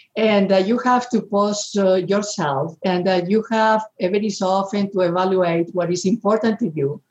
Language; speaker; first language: English; non-native, fluent; Spanish